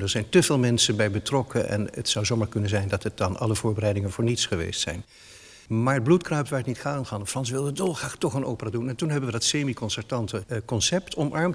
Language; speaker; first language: Dutch; native; Dutch